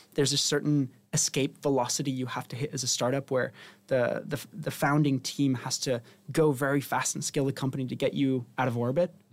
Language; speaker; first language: English; non-native, fluent; Spanish